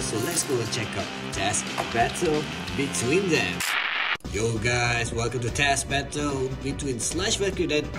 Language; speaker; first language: English; non-native, local second language; Malay